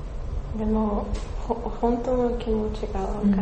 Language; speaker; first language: Japanese; non-native, learner; Russian